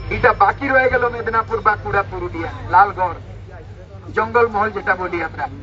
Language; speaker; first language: Bangla; non-native, local second language; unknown